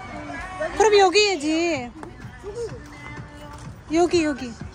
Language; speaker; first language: Korean; non-native, learner; Filipino